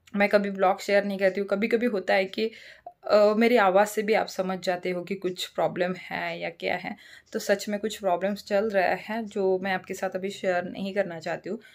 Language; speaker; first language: Hindi; non-native, local second language; Marathi